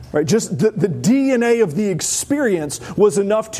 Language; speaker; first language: English; native; English